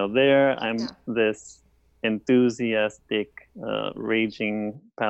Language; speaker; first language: English; native; English